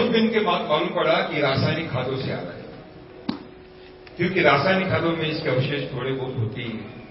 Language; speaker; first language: Hindi; non-native, local second language; Marathi